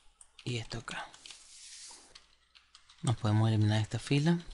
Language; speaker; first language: Spanish; native; Spanish